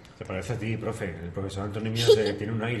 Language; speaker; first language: Spanish; native; Spanish